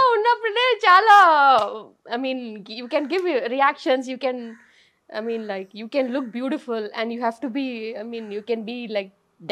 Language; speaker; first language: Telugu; non-native, fluent; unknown